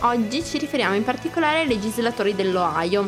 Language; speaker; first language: Italian; native; Italian